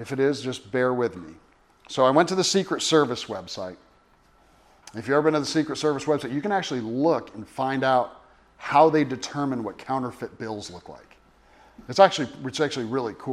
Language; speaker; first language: English; native; English